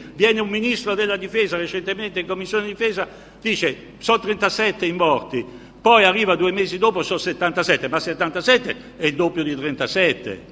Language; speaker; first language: Italian; native; Italian